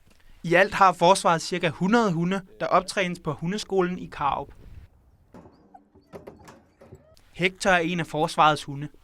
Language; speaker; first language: Danish; native; Danish